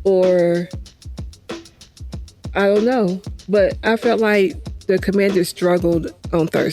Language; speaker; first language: English; native; English